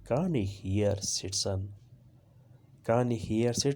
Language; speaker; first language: German; non-native, fluent; Urdu